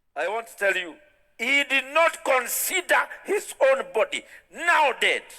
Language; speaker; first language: English; non-native, local second language; Swahili